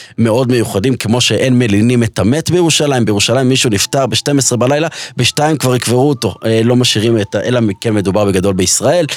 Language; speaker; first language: Hebrew; native; Hebrew